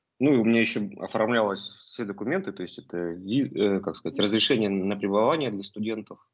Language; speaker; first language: Russian; native; Russian